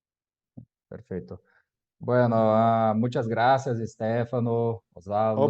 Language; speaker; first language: Spanish; non-native, fluent; Portuguese